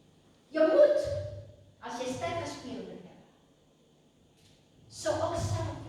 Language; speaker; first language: Dutch; non-native, fluent; Indonesian